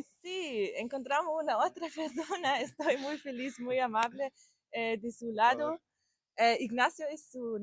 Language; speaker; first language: Spanish; non-native, learner; German